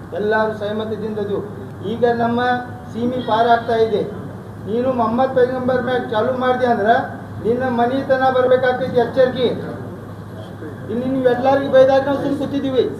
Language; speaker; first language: Kannada; non-native, local second language; Urdu